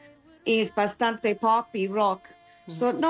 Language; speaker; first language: Spanish; non-native, fluent; English